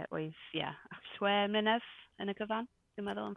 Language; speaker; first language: Welsh; non-native, local second language; English